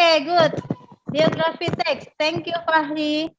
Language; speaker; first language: English; non-native, learner; Indonesian